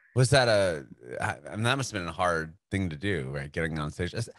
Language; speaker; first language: English; native; English